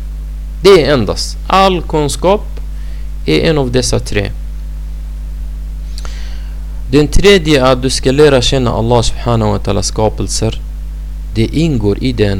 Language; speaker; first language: Swedish; non-native, fluent; Arabic